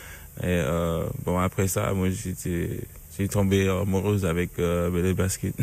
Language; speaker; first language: French; non-native, learner; English